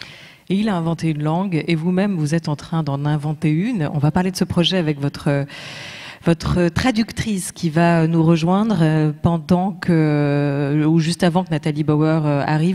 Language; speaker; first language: French; native; French